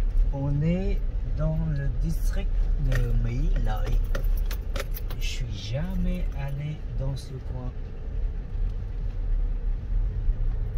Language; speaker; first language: French; early bilingual, other home language; Vietnamese